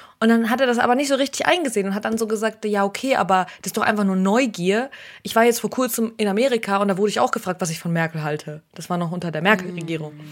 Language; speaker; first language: German; early bilingual, other home language; Russian